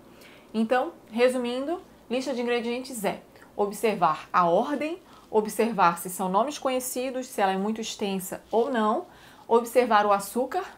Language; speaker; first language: Portuguese; native; Portuguese